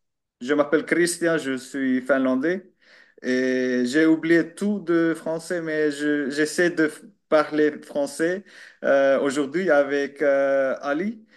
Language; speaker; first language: French; non-native, learner; Finnish